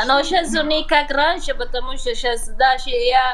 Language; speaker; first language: Russian; non-native, learner; Somali